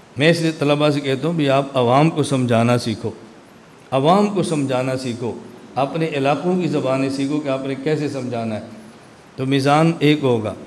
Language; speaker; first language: Urdu; non-native, local second language; Punjabi